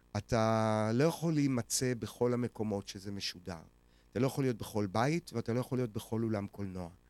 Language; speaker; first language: Hebrew; native; Hebrew